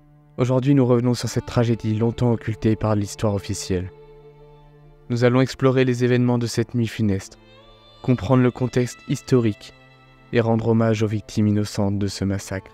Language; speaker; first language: French; native; French